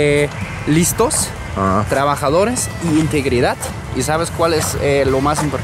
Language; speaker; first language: Spanish; non-native, fluent; German